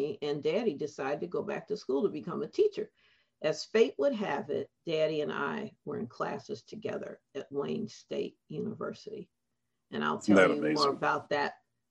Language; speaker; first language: English; native; English